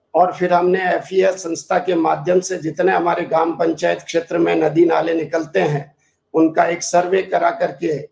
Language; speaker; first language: Hindi; native; Hindi